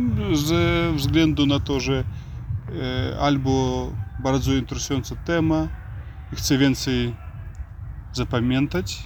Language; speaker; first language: Polish; non-native, learner; Russian